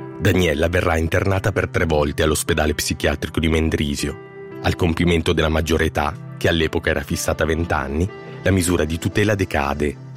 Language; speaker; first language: Italian; native; Italian